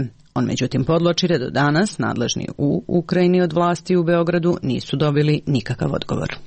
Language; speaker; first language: Serbian; native; Serbian